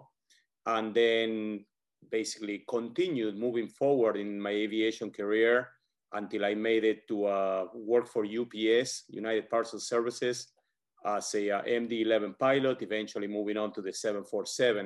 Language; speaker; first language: English; non-native, fluent; Spanish